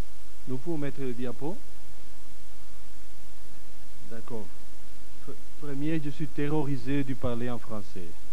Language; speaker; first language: French; non-native, fluent; Catalan